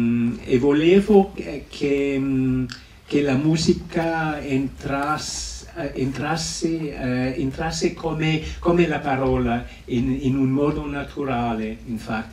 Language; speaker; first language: Italian; non-native, fluent; English